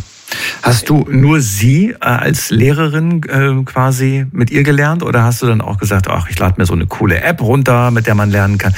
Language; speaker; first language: German; native; German